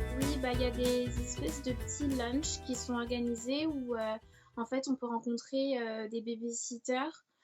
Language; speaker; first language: French; native; French